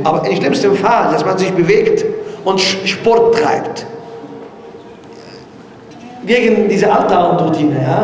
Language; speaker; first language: German; non-native, learner; Arabic